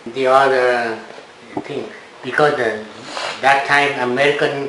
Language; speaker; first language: English; non-native, learner; Vietnamese